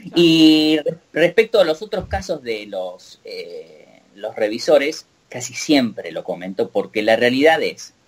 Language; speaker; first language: Spanish; native; Spanish